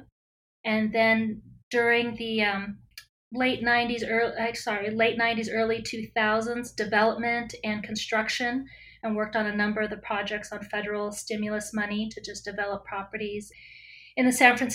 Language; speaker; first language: English; native; English